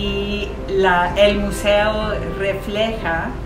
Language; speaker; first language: Spanish; early bilingual, heritage; English